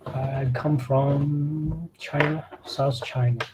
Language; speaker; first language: English; non-native, learner; Chinese